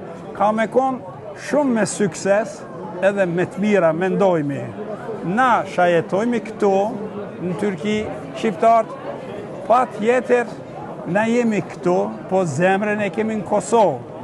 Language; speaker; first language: Albanian; early bilingual, heritage; Turkish